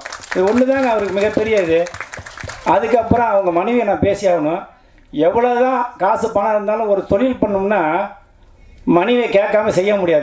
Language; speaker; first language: Tamil; native; Tamil